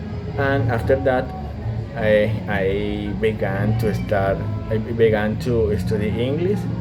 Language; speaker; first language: English; non-native, learner; Spanish